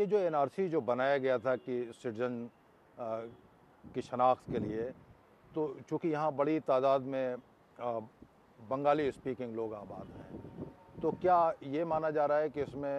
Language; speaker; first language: Urdu; native; Urdu